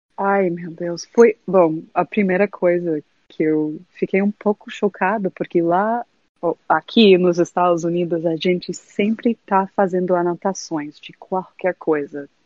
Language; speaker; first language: Portuguese; non-native, fluent; English